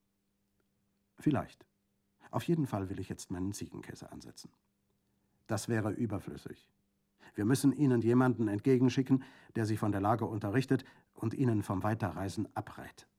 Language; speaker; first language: German; native; German